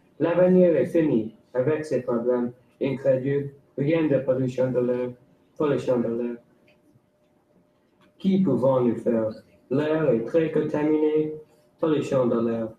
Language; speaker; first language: French; non-native, local second language; English